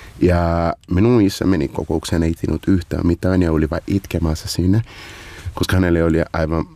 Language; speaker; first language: Finnish; non-native, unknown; Portuguese